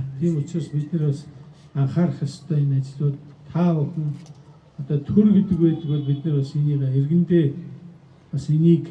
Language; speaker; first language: Mongolian; native; Mongolian